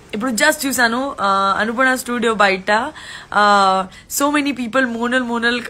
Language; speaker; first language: Telugu; non-native, learner; Gujarati